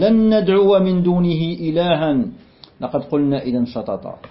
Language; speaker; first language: Arabic; non-native, fluent; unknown